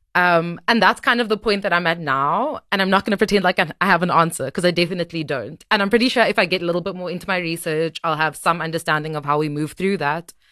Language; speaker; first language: English; native; English